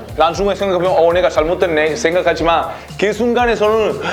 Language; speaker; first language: Korean; non-native, fluent; Italian